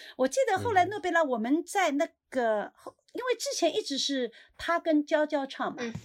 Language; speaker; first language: Chinese; native; Chinese